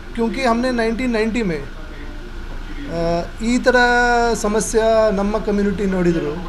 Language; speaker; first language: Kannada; non-native, learner; Kashmiri